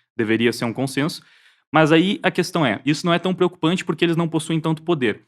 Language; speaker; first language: Portuguese; native; Portuguese